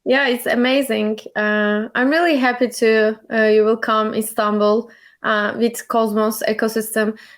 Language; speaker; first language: English; non-native, learner; Turkish